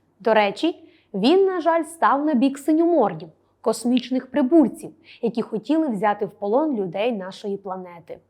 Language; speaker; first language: Ukrainian; native; Ukrainian